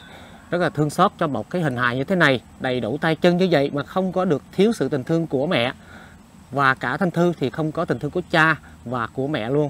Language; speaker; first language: Vietnamese; native; Vietnamese